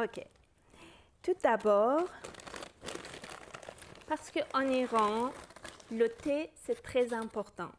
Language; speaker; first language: French; non-native, fluent; Persian